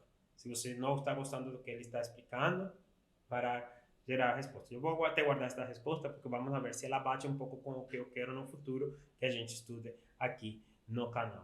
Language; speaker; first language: Portuguese; non-native, fluent; Spanish